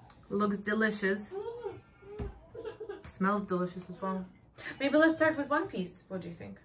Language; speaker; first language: English; non-native, fluent; Russian